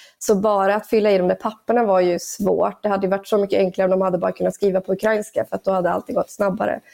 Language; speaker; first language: Swedish; native; Swedish